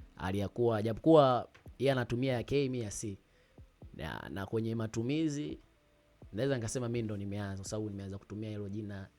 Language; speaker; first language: Swahili; native; Swahili